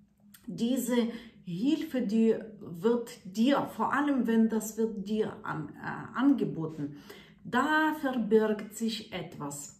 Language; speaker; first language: German; non-native, fluent; Russian